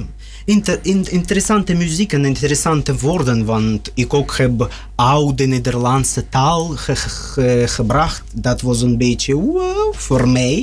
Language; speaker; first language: Dutch; non-native, learner; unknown